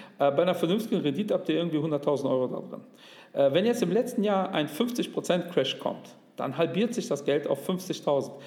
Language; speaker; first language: German; native; German